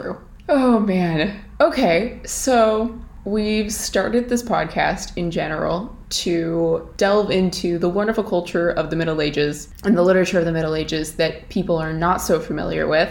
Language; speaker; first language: English; native; English